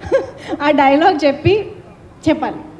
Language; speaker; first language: Telugu; native; Telugu